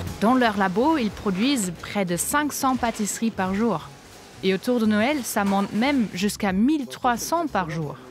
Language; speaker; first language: French; non-native, fluent; German